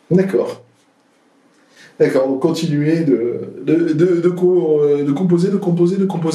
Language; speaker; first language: French; native; French